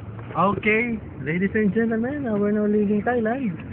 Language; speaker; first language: English; non-native, local second language; Filipino